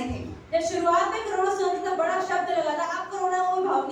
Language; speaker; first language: Hindi; native; Hindi